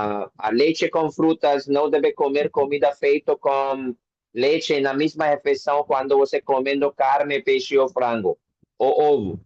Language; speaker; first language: Portuguese; non-native, learner; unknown